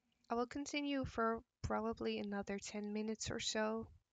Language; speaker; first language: English; non-native, fluent; Dutch